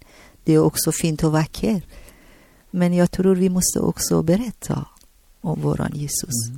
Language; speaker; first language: Swedish; non-native, learner; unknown